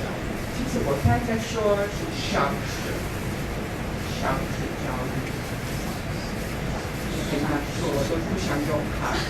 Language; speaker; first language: Chinese; non-native, fluent; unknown